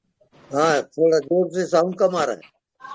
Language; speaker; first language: Hindi; native; Hindi